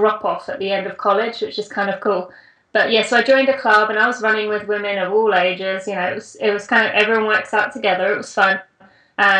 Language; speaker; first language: English; native; English